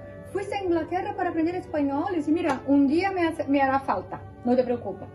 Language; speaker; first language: Spanish; non-native, fluent; Portuguese